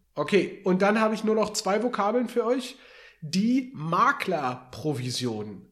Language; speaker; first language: German; native; German